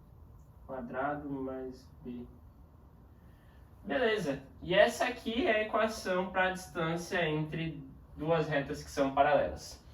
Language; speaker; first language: Portuguese; native; Portuguese